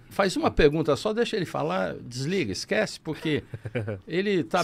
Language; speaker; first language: Portuguese; native; Portuguese